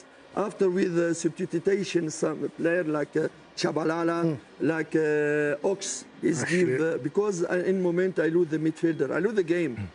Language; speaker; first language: English; non-native, learner; French